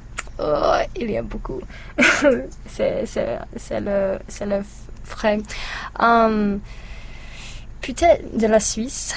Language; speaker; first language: French; non-native, learner; English